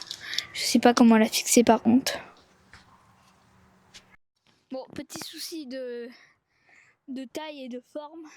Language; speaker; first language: French; native; French